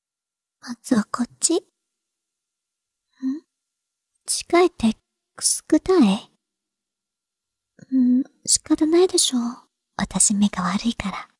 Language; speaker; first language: Japanese; non-native, learner; Chinese